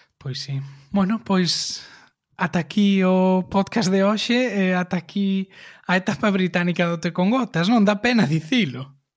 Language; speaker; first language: Galician; native; Galician